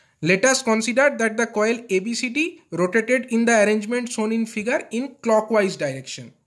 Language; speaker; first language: English; non-native, local second language; Bangla